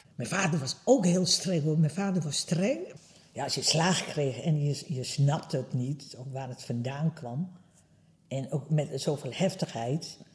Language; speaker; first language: Dutch; early bilingual, other home language; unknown